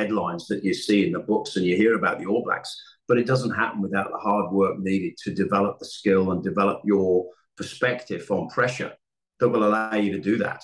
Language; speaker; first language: English; native; English